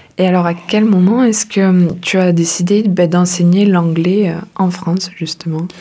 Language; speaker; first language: French; native; French